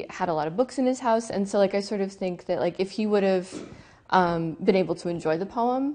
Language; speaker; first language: English; native; English